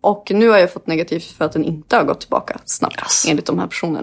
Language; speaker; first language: Swedish; native; Swedish